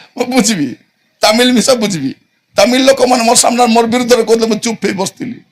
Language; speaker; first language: Odia; native; Odia